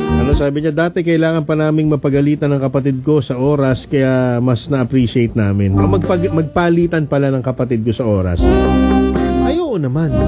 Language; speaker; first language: Filipino; native; Filipino